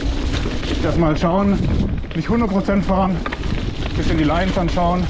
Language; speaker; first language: German; native; German